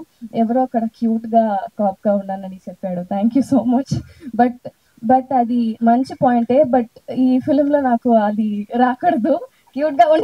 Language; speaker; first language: Telugu; non-native, learner; Tamil